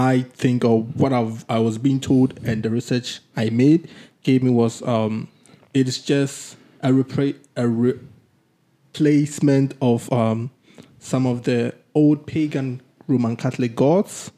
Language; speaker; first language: English; non-native, local second language; Akan